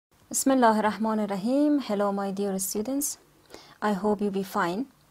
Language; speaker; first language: English; non-native, fluent; Persian